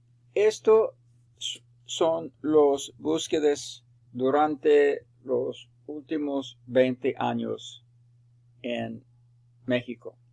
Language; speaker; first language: Spanish; non-native, fluent; English